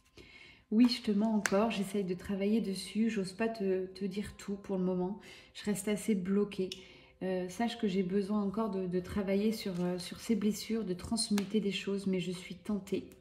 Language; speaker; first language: French; native; French